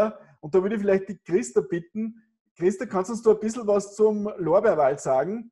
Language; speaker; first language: German; native; German